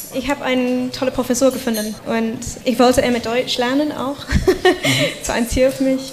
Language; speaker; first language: German; non-native, fluent; English